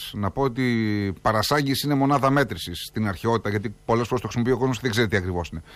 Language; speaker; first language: Greek; native; Greek